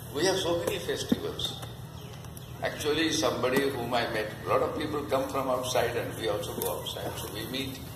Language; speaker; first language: English; non-native, local second language; Marathi